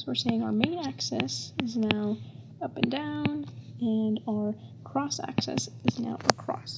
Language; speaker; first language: English; native; English